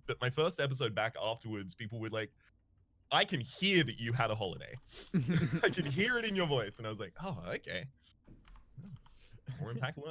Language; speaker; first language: English; native; English